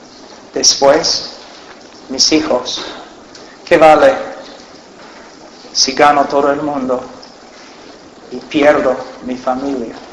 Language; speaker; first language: Spanish; non-native, fluent; English